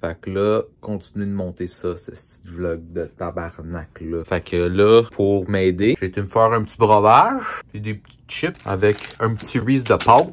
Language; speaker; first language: French; native; French